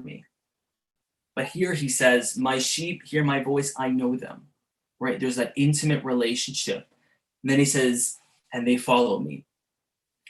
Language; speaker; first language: English; native; English